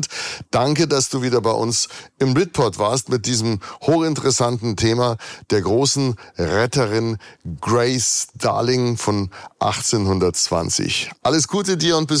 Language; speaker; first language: German; native; German